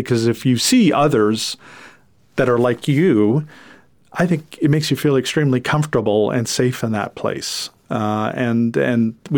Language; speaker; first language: English; non-native, fluent; French